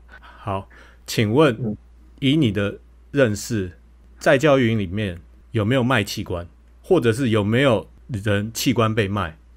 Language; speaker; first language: Chinese; native; Chinese